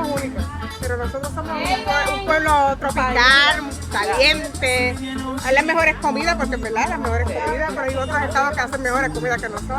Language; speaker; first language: Spanish; native; Spanish